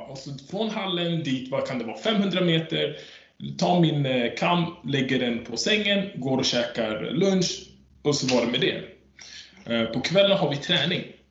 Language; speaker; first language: Swedish; early bilingual, other home language; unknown